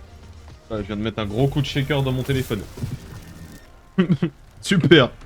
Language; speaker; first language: French; native; French